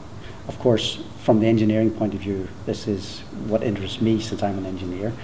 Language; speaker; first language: English; native; English